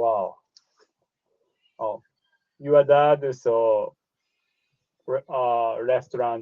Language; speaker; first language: English; non-native, learner; Japanese